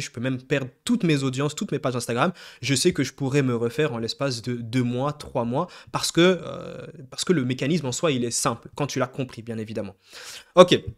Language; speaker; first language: French; native; French